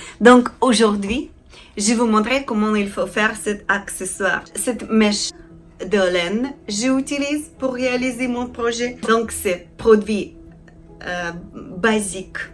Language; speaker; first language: French; non-native, learner; Ukrainian